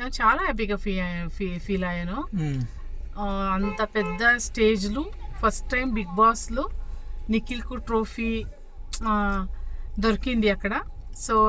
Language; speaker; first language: Telugu; non-native, local second language; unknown